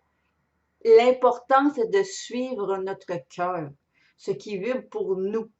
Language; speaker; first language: French; native; French